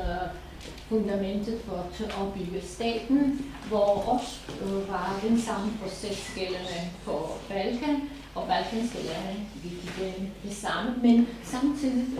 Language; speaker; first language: Danish; non-native, fluent; Serbian